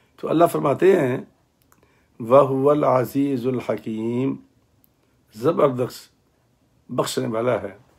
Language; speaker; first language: Urdu; native; Urdu